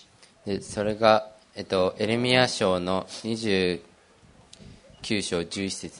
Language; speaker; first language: Japanese; early bilingual, other home language; Portuguese